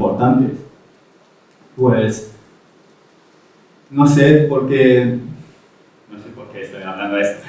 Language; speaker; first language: Spanish; non-native, fluent; Chinese